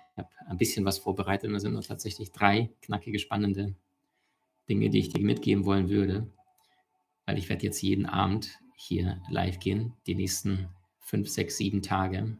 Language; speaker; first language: German; early bilingual, other home language; Russian